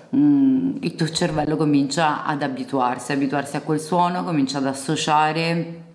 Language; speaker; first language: Italian; early bilingual, other home language; Serbian